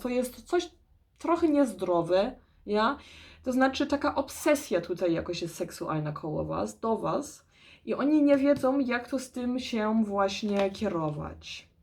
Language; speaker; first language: Polish; early bilingual, heritage; Polish